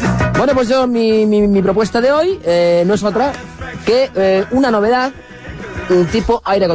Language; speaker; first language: Spanish; native; Spanish